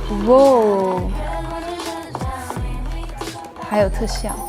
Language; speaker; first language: Chinese; native; Chinese